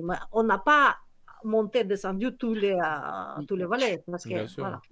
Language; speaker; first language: French; non-native, learner; Kyrgyz